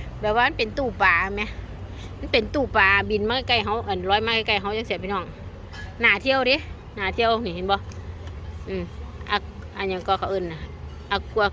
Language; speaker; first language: Thai; non-native, local second language; Lao